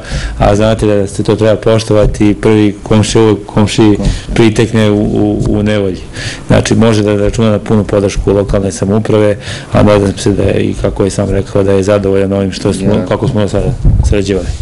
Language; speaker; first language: Serbian; native; Serbian